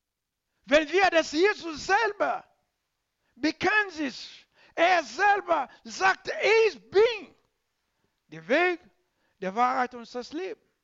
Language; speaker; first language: German; non-native, learner; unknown